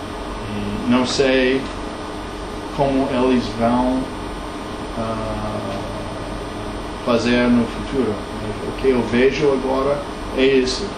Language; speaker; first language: Portuguese; non-native, learner; English